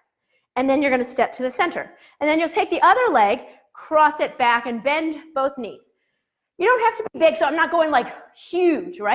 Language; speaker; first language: English; native; English